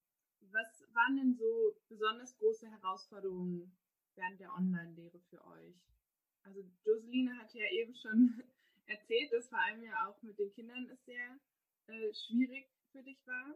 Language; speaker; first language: German; native; German